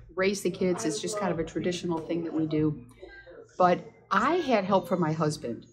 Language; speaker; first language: English; native; English